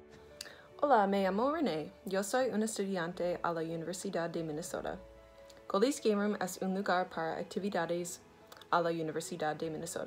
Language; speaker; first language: Spanish; non-native, learner; English